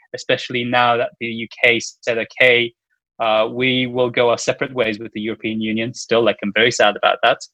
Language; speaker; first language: English; non-native, fluent; Luxembourgish